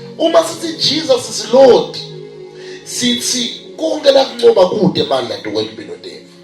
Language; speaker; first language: Zulu; non-native, local second language; Swati